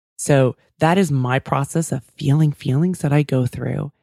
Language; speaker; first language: English; native; English